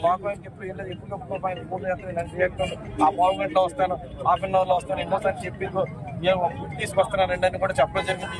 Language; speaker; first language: Telugu; native; Telugu